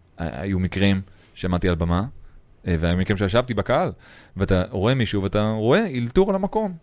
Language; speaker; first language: Hebrew; native; Hebrew